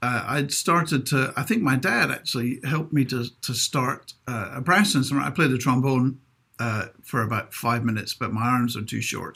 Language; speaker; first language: English; native; English